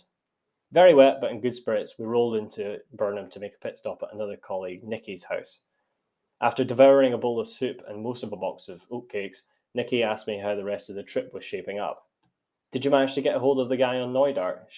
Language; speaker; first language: English; native; English